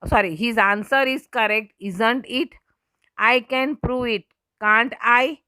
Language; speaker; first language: English; non-native, local second language; Gujarati